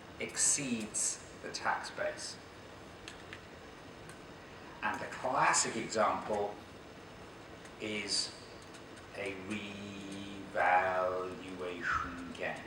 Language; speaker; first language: English; native; English